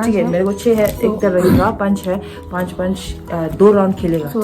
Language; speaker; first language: Hindi; non-native, local second language; Tibetan